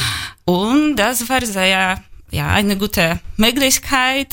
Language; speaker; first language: German; non-native, learner; Polish